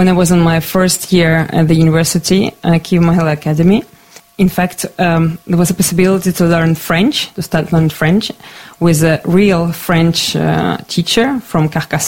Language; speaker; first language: English; non-native, fluent; Ukrainian